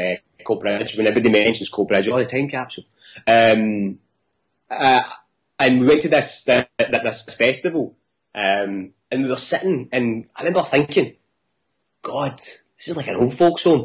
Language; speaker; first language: English; native; English